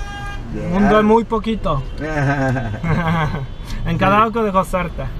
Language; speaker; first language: Spanish; non-native, learner; Polish